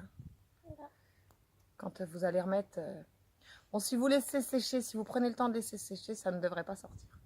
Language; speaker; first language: French; native; French